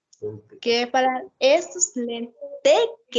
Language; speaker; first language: Spanish; non-native, learner; Portuguese